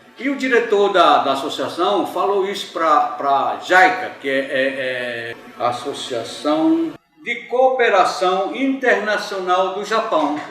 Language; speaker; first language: Portuguese; early bilingual, other home language; Japanese